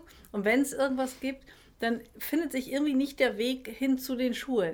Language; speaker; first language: German; native; German